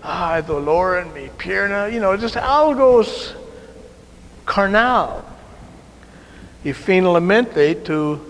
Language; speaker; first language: Spanish; non-native, learner; English